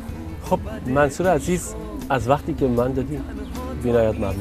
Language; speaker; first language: Persian; native; Persian